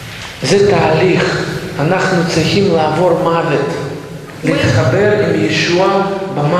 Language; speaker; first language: Hebrew; non-native, fluent; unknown